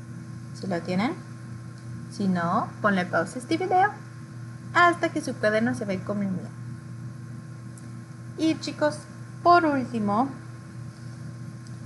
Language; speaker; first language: Spanish; early bilingual, heritage; Spanish